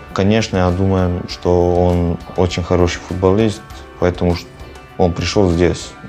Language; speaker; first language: Russian; non-native, learner; Serbian